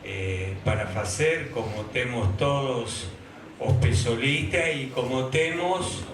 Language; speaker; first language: Portuguese; non-native, fluent; Spanish